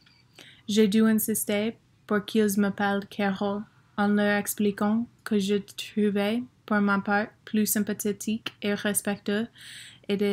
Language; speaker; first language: French; non-native, learner; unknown